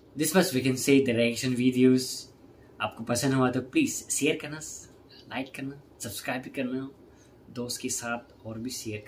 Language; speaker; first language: Hindi; non-native, local second language; Kok Borok